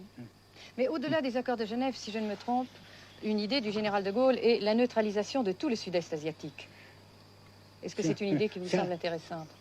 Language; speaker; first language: French; native; French